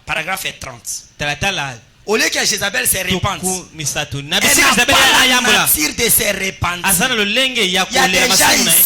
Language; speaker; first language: Haitian Creole; non-native, local second language; Lingala